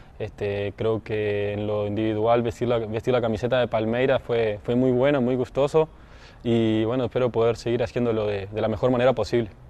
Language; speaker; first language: Spanish; native; Spanish